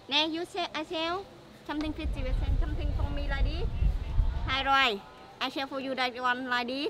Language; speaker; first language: English; non-native, learner; Vietnamese